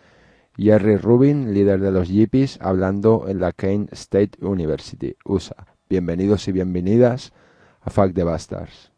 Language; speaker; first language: Spanish; native; Spanish